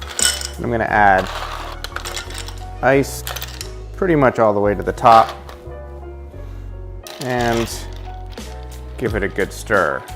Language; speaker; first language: English; native; English